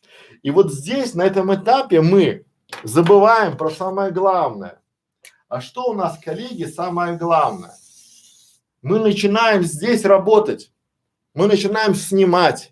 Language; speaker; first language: Russian; native; Russian